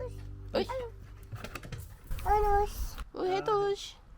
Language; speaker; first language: Swedish; non-native, fluent; Korean